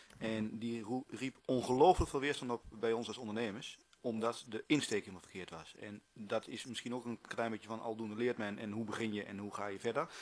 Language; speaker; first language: Dutch; native; Dutch